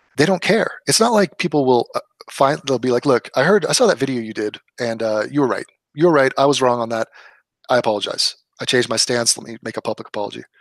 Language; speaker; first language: English; native; English